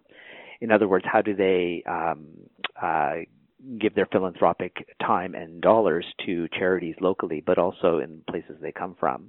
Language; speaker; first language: English; native; English